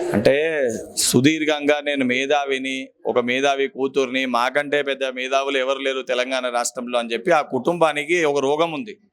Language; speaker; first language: Telugu; native; Telugu